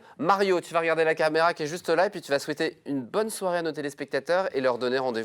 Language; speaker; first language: French; native; French